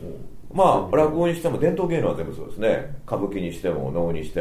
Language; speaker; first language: Japanese; native; Japanese